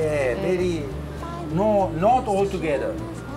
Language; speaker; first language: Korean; non-native, learner; Italian